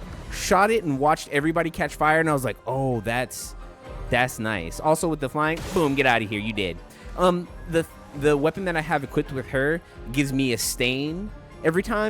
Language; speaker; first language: English; native; English